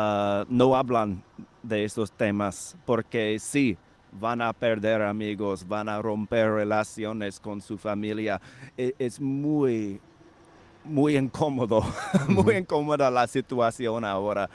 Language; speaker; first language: Spanish; non-native, fluent; English